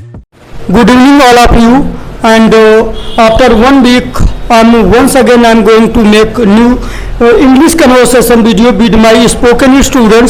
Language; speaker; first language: English; non-native, local second language; Hindi